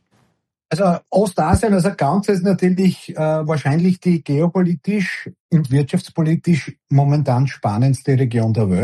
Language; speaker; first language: German; native; German